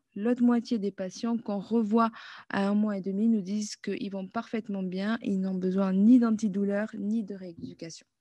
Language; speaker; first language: French; native; French